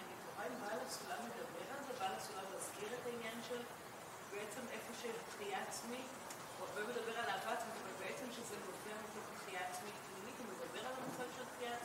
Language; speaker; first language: Hebrew; native; Hebrew